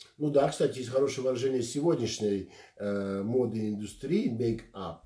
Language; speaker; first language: Russian; native; Russian